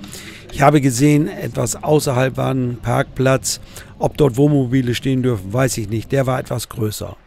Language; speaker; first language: German; native; German